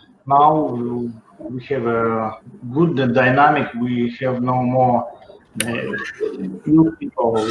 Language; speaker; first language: English; non-native, learner; Russian